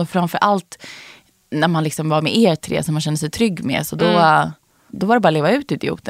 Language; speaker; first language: Swedish; native; Swedish